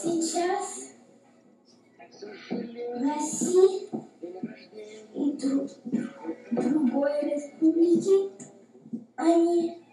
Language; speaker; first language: Russian; non-native, learner; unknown